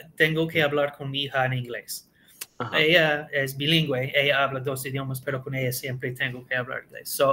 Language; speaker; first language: Spanish; non-native, learner; English